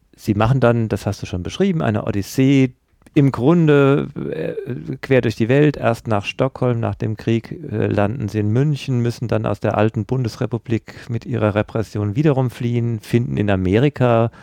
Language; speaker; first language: German; native; German